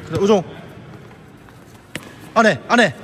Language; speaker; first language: Korean; native; Korean